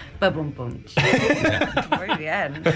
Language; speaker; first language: Spanish; non-native, learner; English